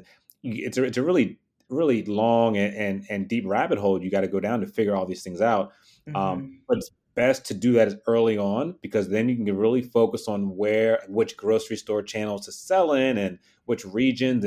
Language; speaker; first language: English; native; English